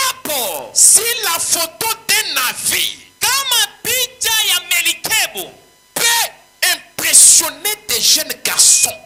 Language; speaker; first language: French; non-native, local second language; Swahili